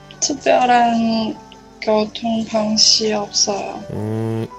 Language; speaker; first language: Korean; non-native, learner; Chinese